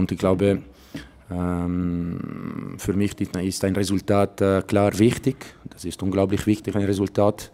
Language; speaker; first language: German; non-native, local second language; Italian